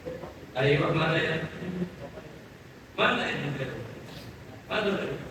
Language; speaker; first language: Arabic; non-native, learner; Indonesian